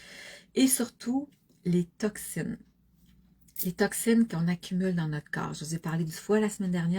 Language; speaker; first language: French; native; French